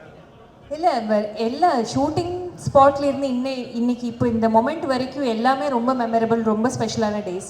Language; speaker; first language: Tamil; non-native, fluent; Malayalam